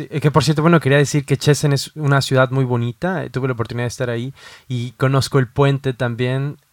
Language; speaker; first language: Spanish; native; Spanish